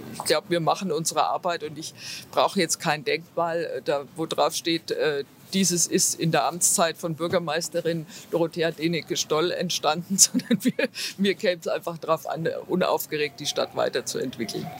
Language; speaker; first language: German; native; German